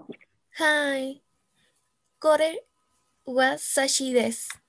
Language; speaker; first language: Japanese; non-native, learner; Spanish